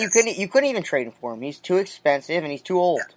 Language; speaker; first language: English; native; English